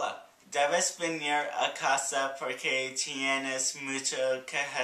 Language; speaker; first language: Spanish; non-native, learner; English